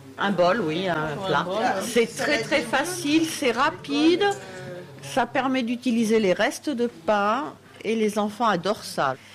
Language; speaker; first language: French; native; French